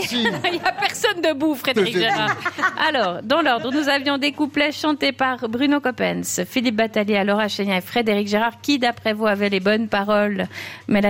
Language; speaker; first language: French; native; French